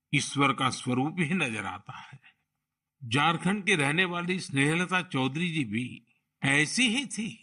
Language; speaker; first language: Hindi; non-native, local second language; Gujarati